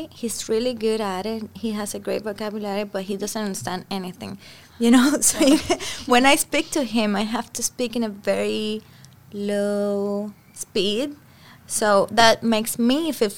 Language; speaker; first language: English; non-native, fluent; Spanish